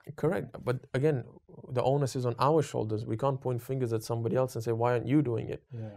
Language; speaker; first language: English; native; English